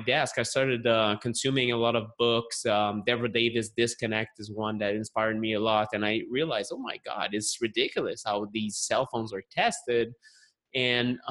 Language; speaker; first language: English; non-native, fluent; French